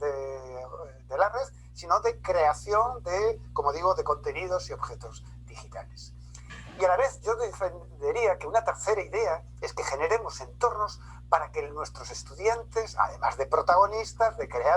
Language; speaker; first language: Spanish; native; Spanish